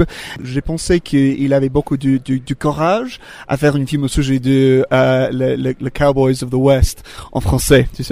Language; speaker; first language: French; non-native, learner; English